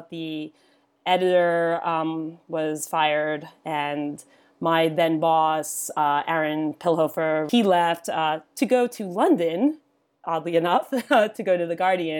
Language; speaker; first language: English; native; English